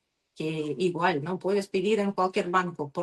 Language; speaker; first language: Spanish; non-native, learner; Russian